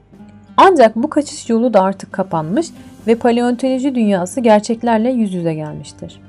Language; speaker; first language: Turkish; native; Turkish